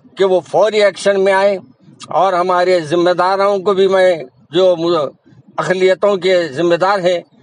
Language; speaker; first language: Hindi; non-native, local second language; Urdu